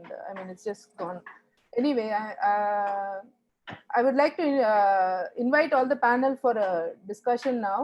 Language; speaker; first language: English; non-native, local second language; Tamil